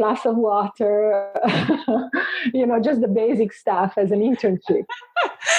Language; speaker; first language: English; non-native, fluent; Italian